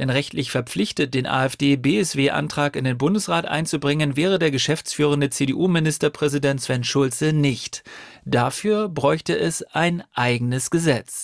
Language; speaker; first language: German; native; German